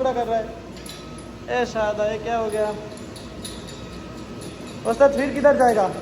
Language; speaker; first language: Hindi; non-native, local second language; Bangla